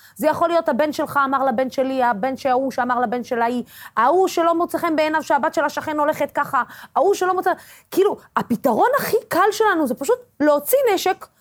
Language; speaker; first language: Hebrew; non-native, local second language; Arabic